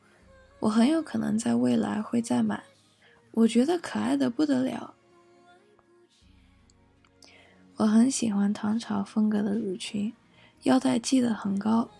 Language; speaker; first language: Chinese; early bilingual, heritage; English